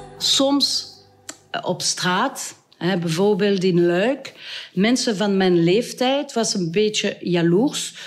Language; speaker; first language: Dutch; non-native, local second language; French